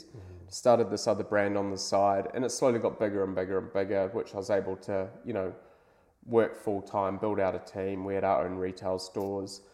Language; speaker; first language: English; native; English